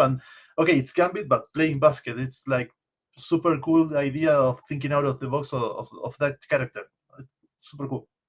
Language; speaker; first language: English; non-native, fluent; Spanish